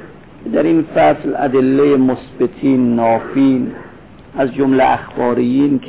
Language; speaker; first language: Persian; native; Persian